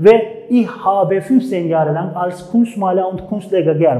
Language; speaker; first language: German; non-native, fluent; Turkish